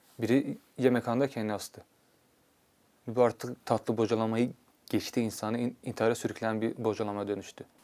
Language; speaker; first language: Turkish; non-native, local second language; Kurdish